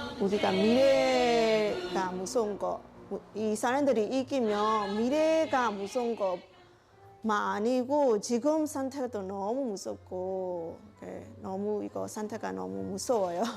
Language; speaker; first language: Korean; non-native, learner; Burmese